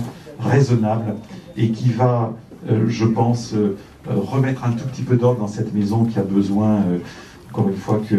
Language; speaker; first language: French; native; French